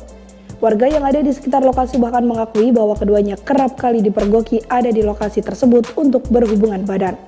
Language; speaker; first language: Indonesian; native; Indonesian